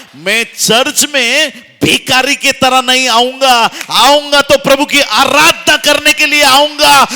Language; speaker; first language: Hindi; non-native, local second language; Marathi